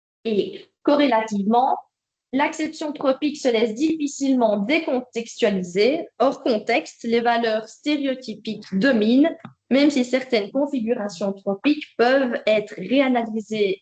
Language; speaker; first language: French; native; French